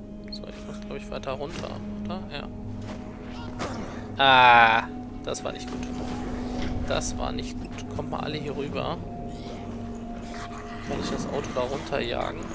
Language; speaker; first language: German; native; German